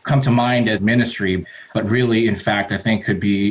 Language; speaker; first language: English; native; English